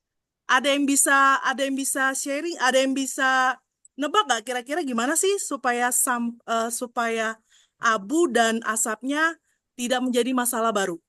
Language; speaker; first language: Indonesian; native; Indonesian